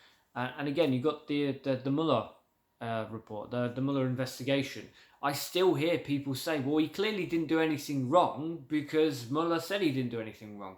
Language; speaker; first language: English; native; English